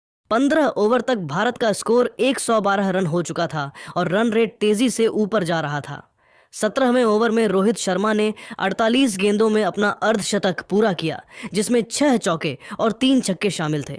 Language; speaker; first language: Hindi; native; Hindi